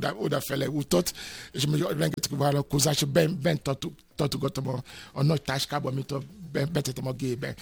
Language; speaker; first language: Hungarian; non-native, fluent; Yoruba